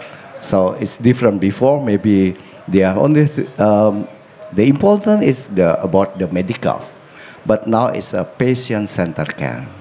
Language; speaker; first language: English; non-native, learner; Indonesian